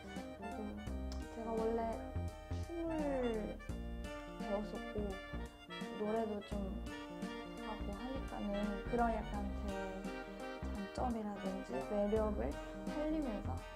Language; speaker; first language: Korean; non-native, fluent; Japanese